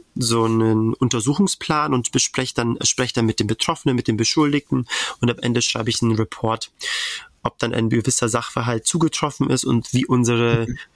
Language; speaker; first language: German; native; German